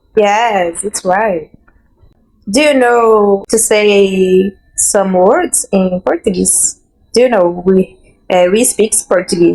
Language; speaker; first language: English; non-native, learner; Portuguese